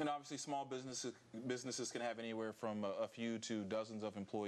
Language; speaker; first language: English; native; English